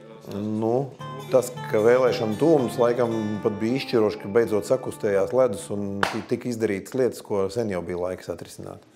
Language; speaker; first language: Latvian; native; Latvian